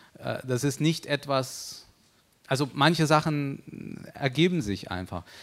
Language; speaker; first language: German; early bilingual, other home language; Russian